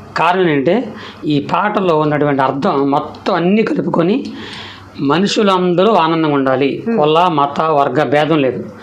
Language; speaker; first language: Telugu; non-native, local second language; Koya